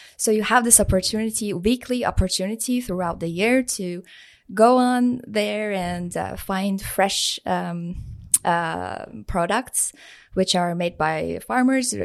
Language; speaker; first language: English; non-native, fluent; Persian